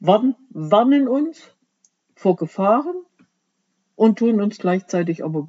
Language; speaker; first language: German; native; German